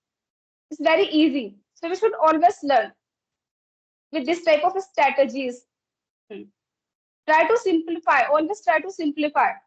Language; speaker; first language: English; non-native, local second language; Hindi